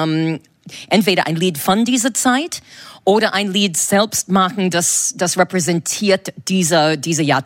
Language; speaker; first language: German; non-native, fluent; English